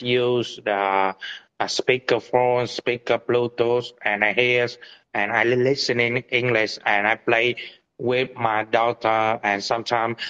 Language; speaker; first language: English; non-native, learner; Vietnamese